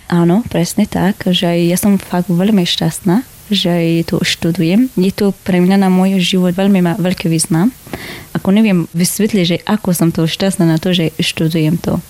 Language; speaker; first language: Slovak; non-native, learner; Persian